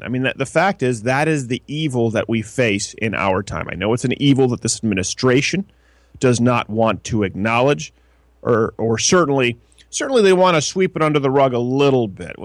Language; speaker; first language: English; early bilingual, other home language; French